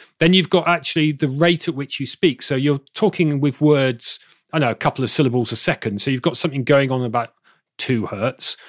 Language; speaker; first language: English; native; English